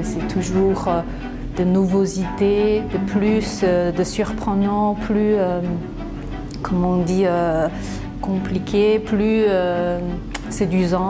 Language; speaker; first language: French; non-native, fluent; Chinese